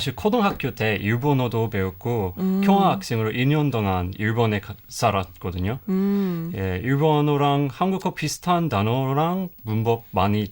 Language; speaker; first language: Korean; non-native, fluent; English